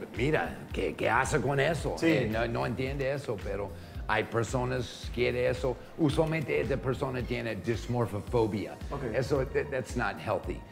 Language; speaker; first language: Spanish; non-native, learner; English